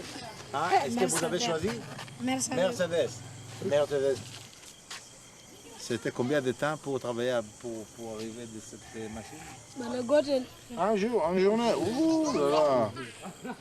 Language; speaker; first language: French; non-native, learner; Hebrew